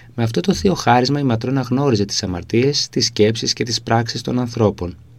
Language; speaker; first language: Greek; native; Greek